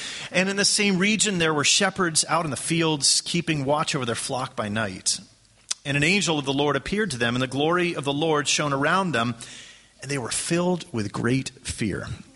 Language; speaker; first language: English; native; English